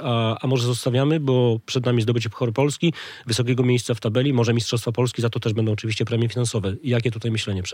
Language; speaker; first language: Polish; native; Polish